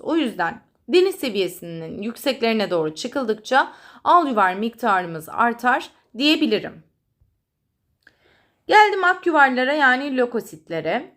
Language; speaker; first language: Turkish; native; Turkish